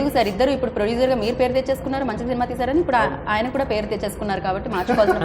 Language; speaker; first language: Telugu; native; Telugu